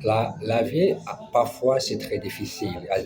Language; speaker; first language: French; non-native, learner; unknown